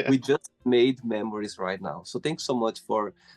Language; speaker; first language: English; non-native, fluent; Portuguese